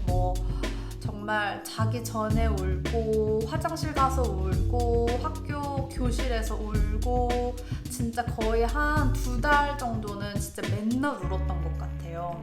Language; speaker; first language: Korean; native; Korean